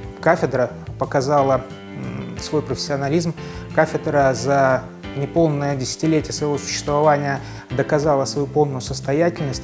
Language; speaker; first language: Russian; native; Russian